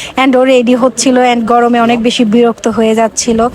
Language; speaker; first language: Bangla; native; Bangla